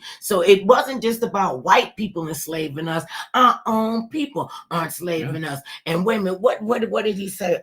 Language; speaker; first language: English; native; English